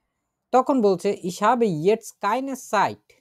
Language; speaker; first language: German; non-native, learner; Bangla